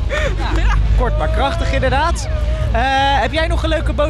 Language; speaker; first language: Dutch; native; Dutch